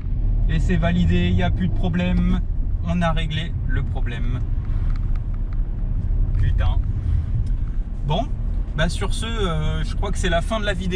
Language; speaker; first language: French; native; French